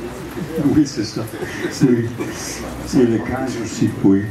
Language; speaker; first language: French; non-native, local second language; Dutch